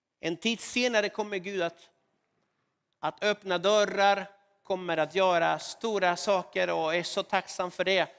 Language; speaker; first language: Swedish; non-native, fluent; Spanish